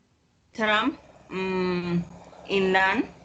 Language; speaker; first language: English; non-native, learner; Spanish